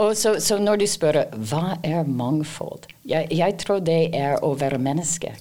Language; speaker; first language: Norwegian; non-native, fluent; English